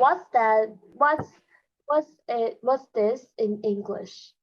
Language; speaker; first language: English; non-native, learner; Chinese